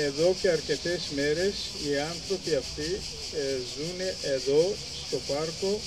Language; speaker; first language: Greek; non-native, fluent; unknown